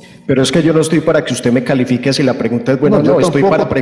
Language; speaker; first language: Spanish; native; Spanish